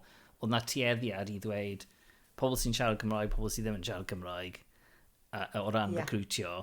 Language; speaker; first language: Welsh; non-native, local second language; English